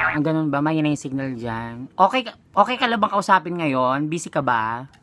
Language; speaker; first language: Filipino; native; Filipino